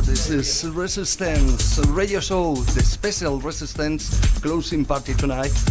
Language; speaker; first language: English; non-native, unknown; Spanish